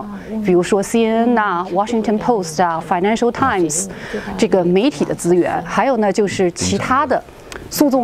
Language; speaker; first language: Chinese; native; Chinese